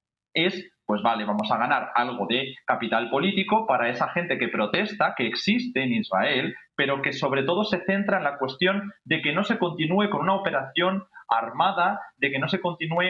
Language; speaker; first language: Spanish; native; Spanish